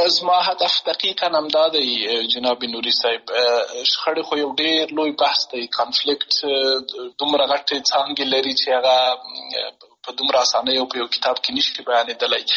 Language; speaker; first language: Pashto; native; Pashto